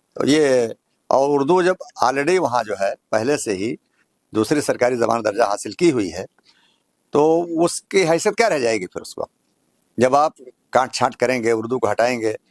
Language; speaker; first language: Urdu; native; Urdu